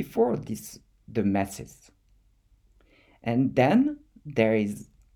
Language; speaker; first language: English; non-native, fluent; French